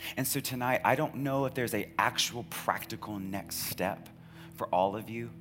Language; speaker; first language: English; native; English